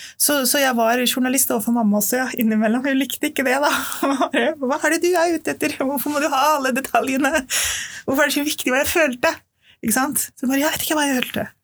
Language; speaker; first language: Norwegian; early bilingual, other home language; Urdu